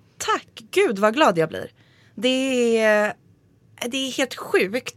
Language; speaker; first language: Swedish; native; Swedish